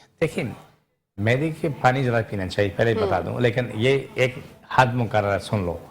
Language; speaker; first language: Urdu; non-native, local second language; Punjabi